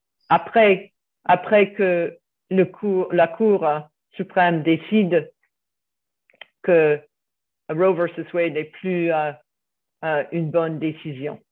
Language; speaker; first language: French; non-native, fluent; English